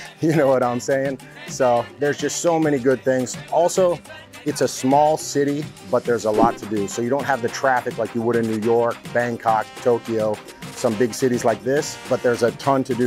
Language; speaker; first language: English; native; English